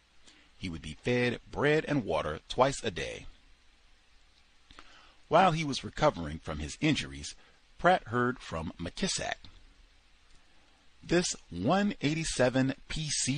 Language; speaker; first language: English; native; English